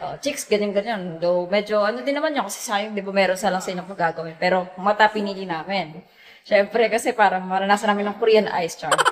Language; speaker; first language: Filipino; native; Filipino